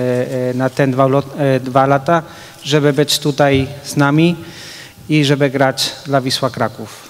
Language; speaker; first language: Polish; non-native, fluent; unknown